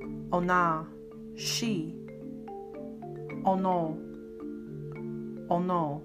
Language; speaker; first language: Russian; non-native, learner; English